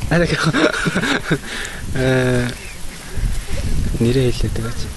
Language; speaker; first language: French; non-native, learner; Mongolian